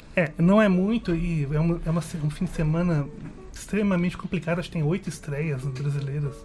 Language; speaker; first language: Portuguese; native; Portuguese